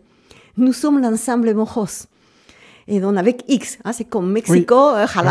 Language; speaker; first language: French; native; French